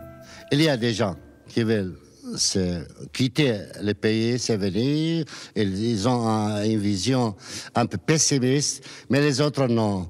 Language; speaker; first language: French; non-native, learner; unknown